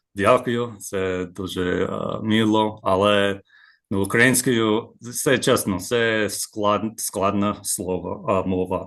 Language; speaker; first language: Ukrainian; non-native, learner; English